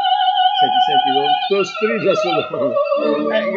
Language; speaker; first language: Italian; native; Italian